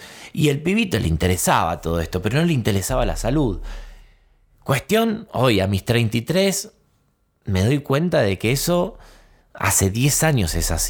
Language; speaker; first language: Spanish; native; Spanish